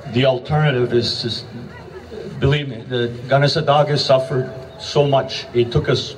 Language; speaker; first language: English; native; English